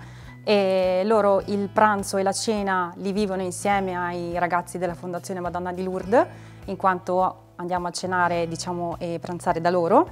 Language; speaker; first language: Italian; native; Italian